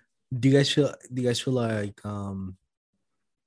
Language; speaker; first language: English; early bilingual, other home language; Spanish